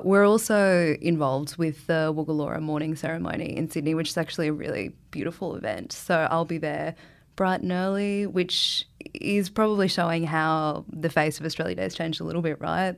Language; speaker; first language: English; native; English